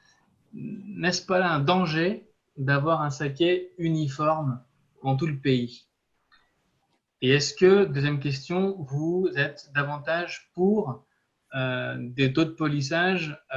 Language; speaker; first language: French; native; French